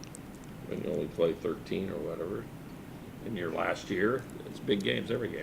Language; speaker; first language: English; native; English